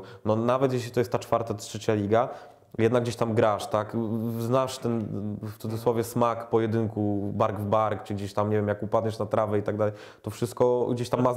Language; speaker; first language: Polish; native; Polish